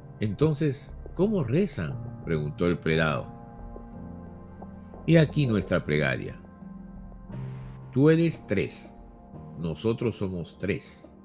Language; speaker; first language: Spanish; native; Spanish